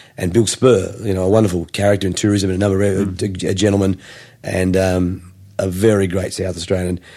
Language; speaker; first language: English; native; English